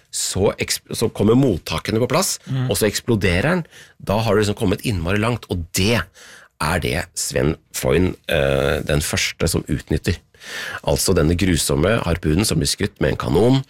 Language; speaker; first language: Norwegian; native; Norwegian